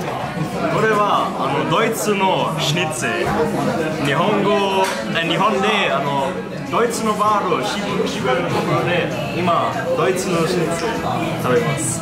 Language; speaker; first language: Japanese; non-native, learner; German